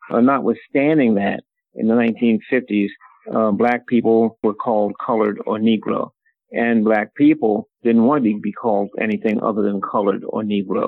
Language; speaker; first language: English; native; English